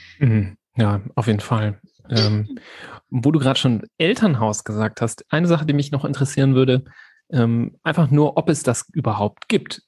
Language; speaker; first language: German; native; German